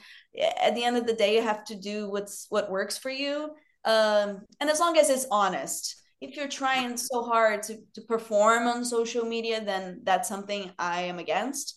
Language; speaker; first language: English; non-native, fluent; Portuguese